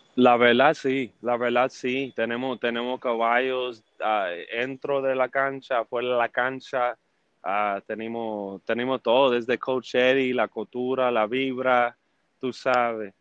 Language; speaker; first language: Spanish; early bilingual, heritage; English